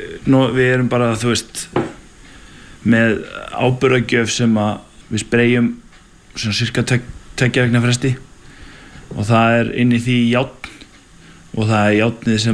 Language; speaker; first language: Icelandic; native; Icelandic